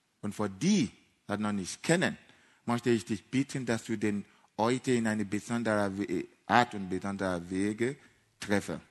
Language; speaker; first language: German; non-native, fluent; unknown